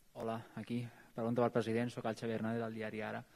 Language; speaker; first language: Spanish; non-native, fluent; Dutch